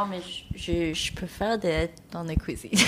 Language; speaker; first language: French; non-native, fluent; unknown